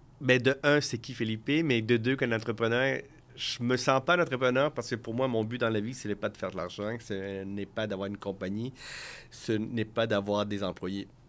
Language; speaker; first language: French; early bilingual, other home language; Spanish